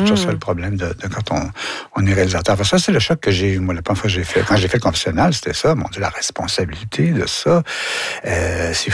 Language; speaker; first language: French; native; French